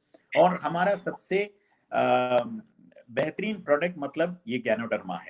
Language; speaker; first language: Hindi; non-native, fluent; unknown